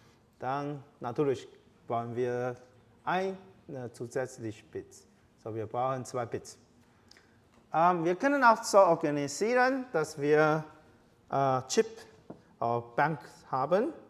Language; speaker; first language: German; non-native, learner; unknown